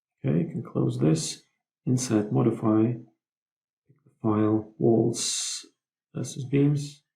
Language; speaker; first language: English; non-native, fluent; Lithuanian